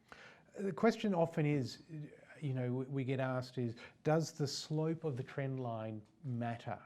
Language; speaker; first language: English; native; English